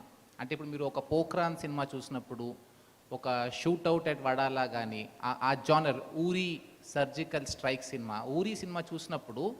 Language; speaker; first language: Telugu; native; Telugu